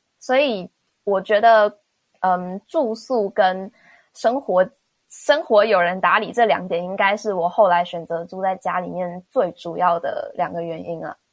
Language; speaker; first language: Chinese; native; Chinese